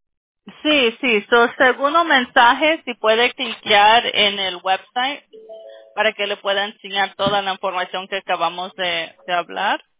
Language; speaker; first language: Spanish; early bilingual, other home language; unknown